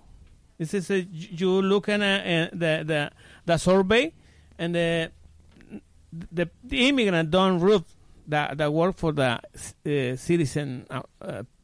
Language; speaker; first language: English; non-native, learner; Spanish